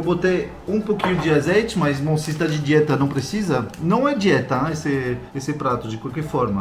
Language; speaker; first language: Portuguese; non-native, fluent; French